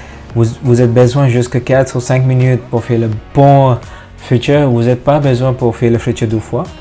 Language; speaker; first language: French; non-native, fluent; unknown